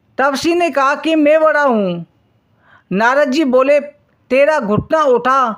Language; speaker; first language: Hindi; native; Hindi